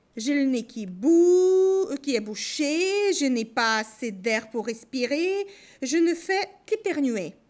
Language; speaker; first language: French; non-native, fluent; Russian